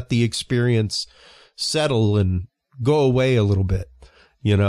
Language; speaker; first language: English; native; English